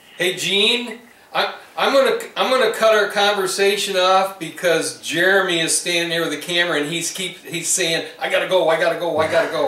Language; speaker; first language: English; native; English